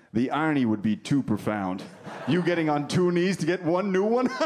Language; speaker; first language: English; native; English